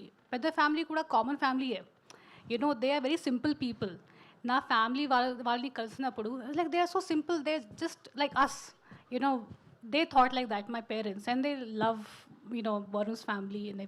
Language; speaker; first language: Telugu; non-native, fluent; Hindi